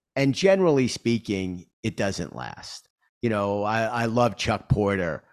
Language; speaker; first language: English; native; English